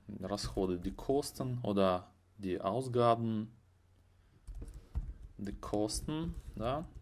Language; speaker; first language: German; non-native, fluent; Russian